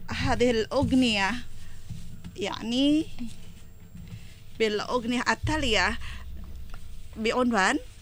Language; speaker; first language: Arabic; non-native, fluent; Indonesian